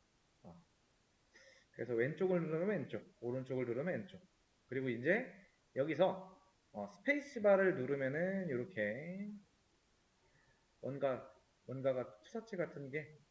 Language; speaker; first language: Korean; native; Korean